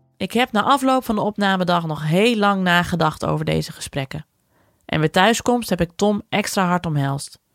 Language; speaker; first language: Dutch; native; Dutch